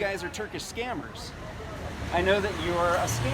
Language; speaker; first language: English; native; English